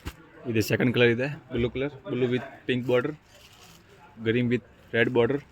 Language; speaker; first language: Kannada; non-native, local second language; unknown